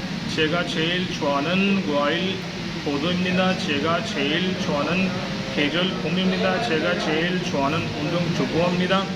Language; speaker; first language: Korean; non-native, learner; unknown